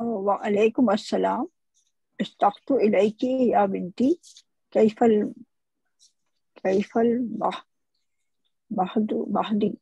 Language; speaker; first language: Arabic; non-native, learner; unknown